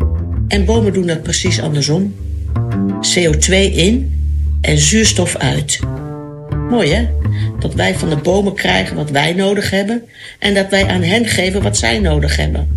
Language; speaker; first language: Dutch; native; Dutch